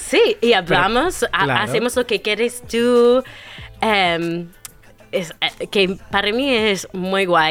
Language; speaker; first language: Spanish; non-native, fluent; English